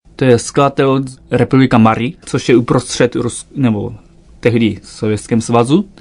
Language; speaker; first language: Czech; non-native, fluent; Japanese